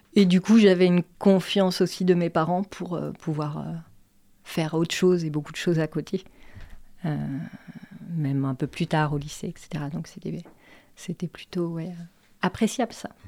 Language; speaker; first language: French; native; French